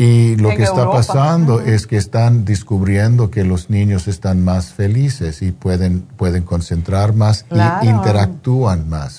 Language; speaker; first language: Spanish; non-native, fluent; English